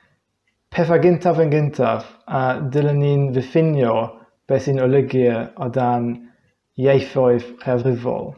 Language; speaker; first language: Welsh; non-native, fluent; English